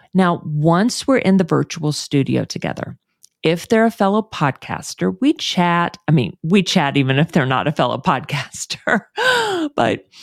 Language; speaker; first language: English; native; English